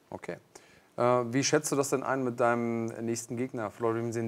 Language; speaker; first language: German; native; German